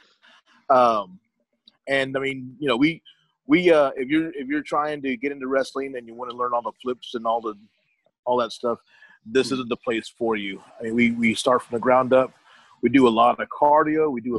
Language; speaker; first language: English; native; English